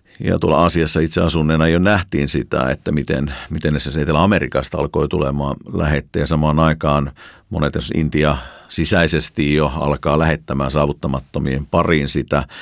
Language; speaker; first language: Finnish; native; Finnish